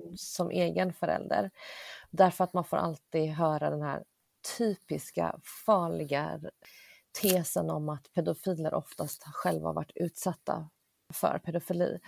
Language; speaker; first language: Swedish; early bilingual, other home language; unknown